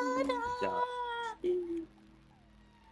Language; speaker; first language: Japanese; non-native, learner; Thai